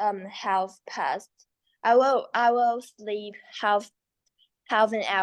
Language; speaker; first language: English; non-native, learner; Chinese